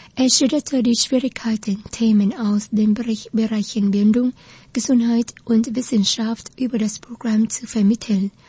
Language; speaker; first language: German; non-native, fluent; Vietnamese